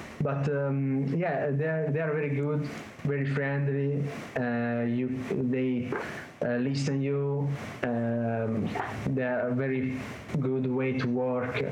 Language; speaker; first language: English; non-native, learner; Italian